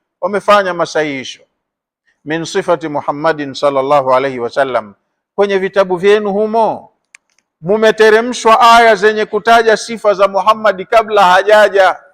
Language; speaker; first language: Swahili; native; Swahili